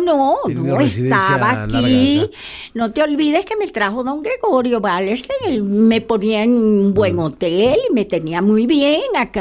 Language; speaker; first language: Spanish; native; Spanish